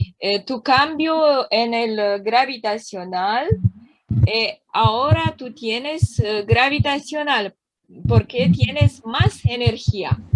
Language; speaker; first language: Spanish; non-native, learner; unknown